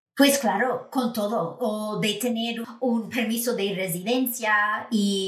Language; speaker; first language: Spanish; non-native, fluent; English